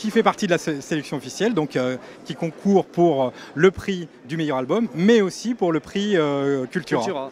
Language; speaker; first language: French; native; French